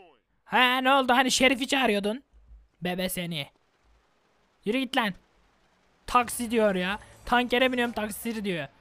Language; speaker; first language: Turkish; native; Turkish